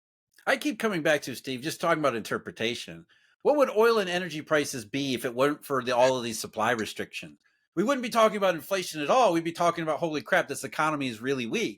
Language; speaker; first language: English; native; English